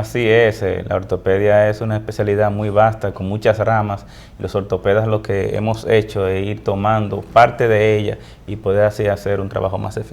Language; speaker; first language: Spanish; native; Spanish